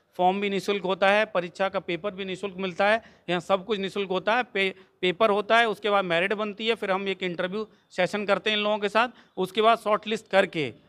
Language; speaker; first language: Hindi; native; Hindi